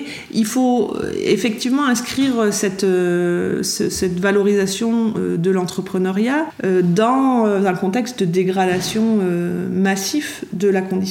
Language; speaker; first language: French; native; French